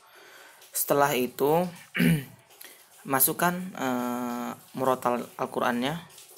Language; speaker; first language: Indonesian; native; Indonesian